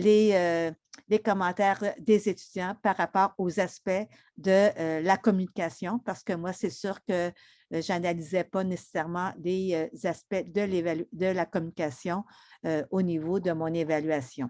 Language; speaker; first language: French; native; French